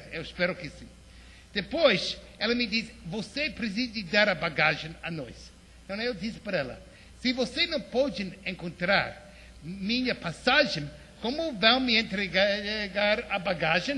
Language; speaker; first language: Portuguese; non-native, fluent; English